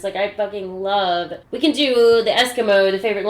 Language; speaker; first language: English; native; English